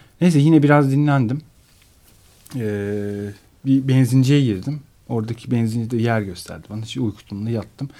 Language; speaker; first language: Turkish; native; Turkish